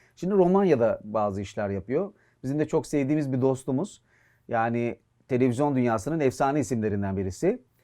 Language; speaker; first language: Turkish; native; Turkish